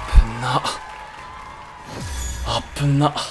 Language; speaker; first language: Japanese; native; Japanese